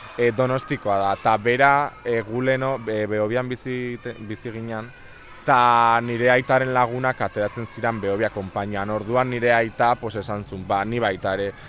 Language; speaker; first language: Basque; non-native, local second language; Spanish